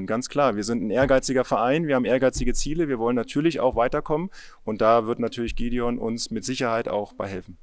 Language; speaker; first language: German; native; German